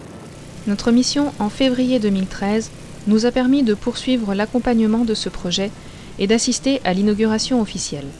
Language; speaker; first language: French; native; French